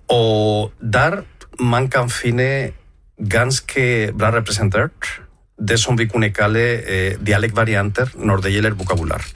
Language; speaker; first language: Norwegian; non-native, fluent; Spanish